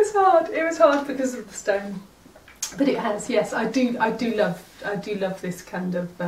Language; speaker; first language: English; native; English